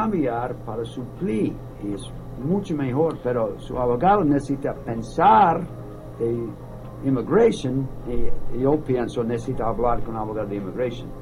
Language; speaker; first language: Spanish; non-native, learner; English